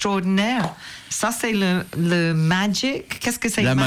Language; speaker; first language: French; non-native, learner; English